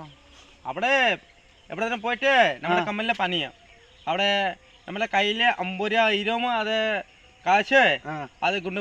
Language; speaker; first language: Malayalam; non-native, learner; Bangla